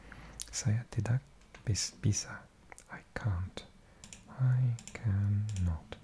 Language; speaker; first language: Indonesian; non-native, learner; English